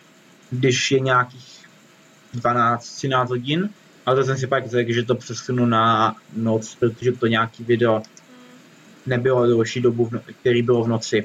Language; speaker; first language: Czech; native; Czech